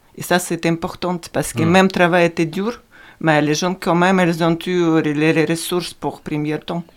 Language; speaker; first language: French; non-native, fluent; Ukrainian